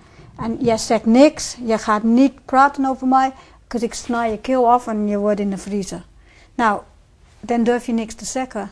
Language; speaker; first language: Dutch; non-native, fluent; English